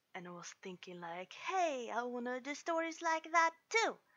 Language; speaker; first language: English; non-native, fluent; Swedish